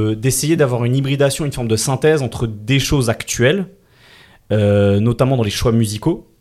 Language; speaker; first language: French; native; French